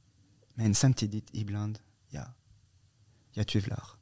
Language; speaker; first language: Swedish; non-native, fluent; French